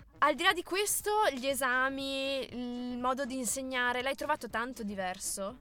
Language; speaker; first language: Italian; native; Italian